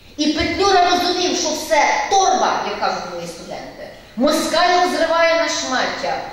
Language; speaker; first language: Ukrainian; native; Ukrainian